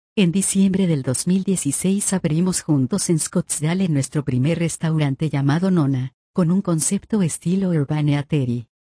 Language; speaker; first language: Spanish; native; Spanish